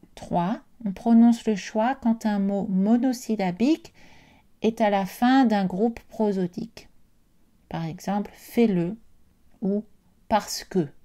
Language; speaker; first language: French; native; French